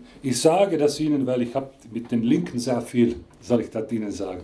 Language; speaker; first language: German; non-native, fluent; Croatian